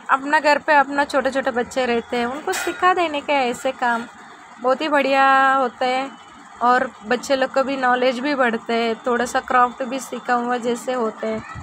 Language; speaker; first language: Hindi; non-native, local second language; Telugu